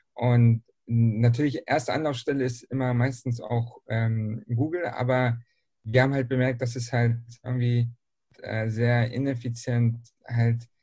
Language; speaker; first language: German; native; German